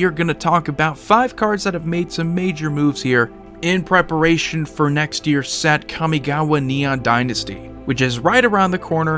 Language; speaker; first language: English; native; English